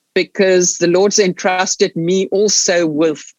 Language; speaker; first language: English; non-native, local second language; Afrikaans